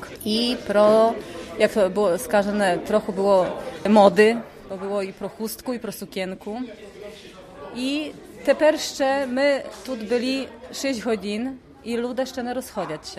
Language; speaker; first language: Polish; non-native, local second language; Ukrainian